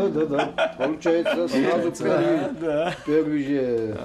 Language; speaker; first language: Russian; non-native, fluent; Georgian